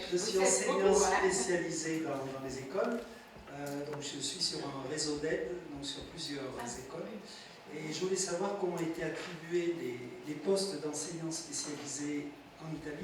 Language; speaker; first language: French; native; French